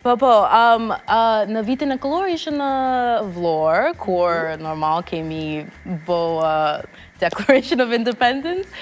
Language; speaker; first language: Albanian; non-native, learner; English